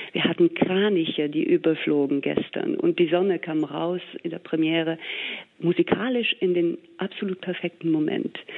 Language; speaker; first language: German; non-native, fluent; English